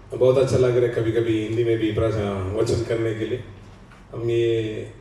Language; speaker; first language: Hindi; non-native, local second language; Telugu